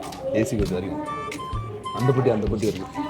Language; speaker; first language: Tamil; native; Tamil